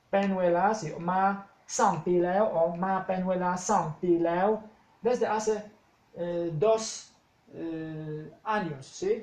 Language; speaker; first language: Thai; non-native, fluent; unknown